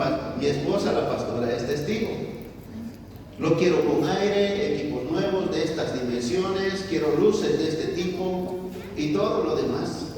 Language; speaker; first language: Spanish; native; Spanish